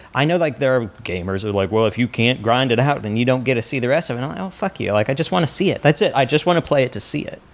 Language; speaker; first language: English; native; English